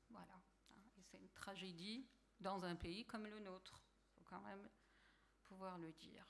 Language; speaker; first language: French; native; French